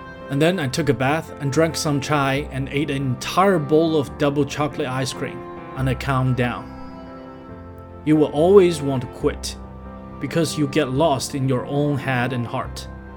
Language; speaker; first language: English; non-native, fluent; Chinese